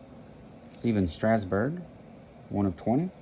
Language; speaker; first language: English; native; English